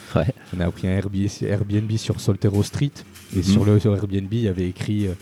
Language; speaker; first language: French; native; French